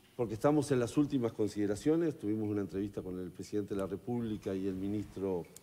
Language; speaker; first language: Spanish; native; Spanish